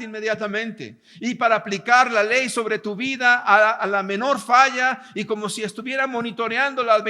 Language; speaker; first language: Spanish; native; Spanish